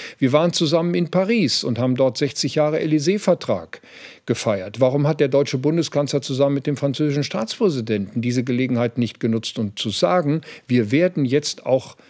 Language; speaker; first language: German; native; German